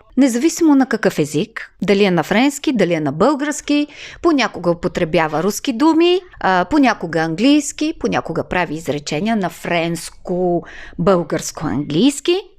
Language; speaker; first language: Bulgarian; native; Bulgarian